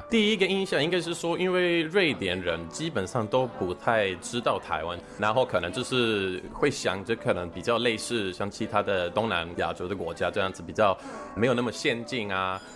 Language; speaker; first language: Chinese; non-native, fluent; Swedish